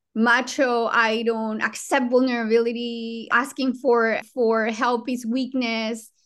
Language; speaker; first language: English; non-native, fluent; Spanish